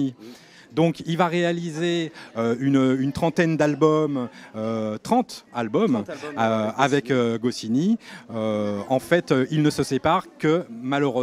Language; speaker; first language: French; native; French